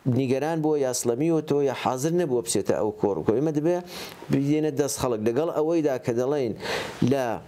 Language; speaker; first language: Central Kurdish; native; Central Kurdish